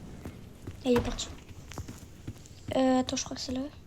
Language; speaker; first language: French; native; French